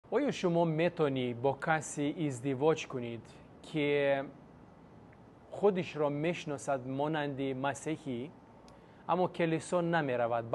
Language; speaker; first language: Persian; non-native, fluent; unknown